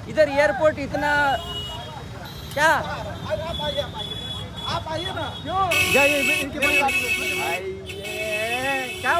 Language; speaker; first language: Hindi; non-native, learner; Kannada